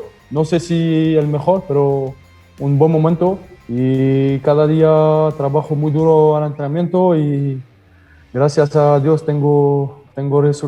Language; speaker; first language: Spanish; non-native, learner; French